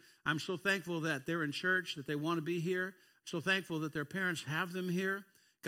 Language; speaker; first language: English; native; English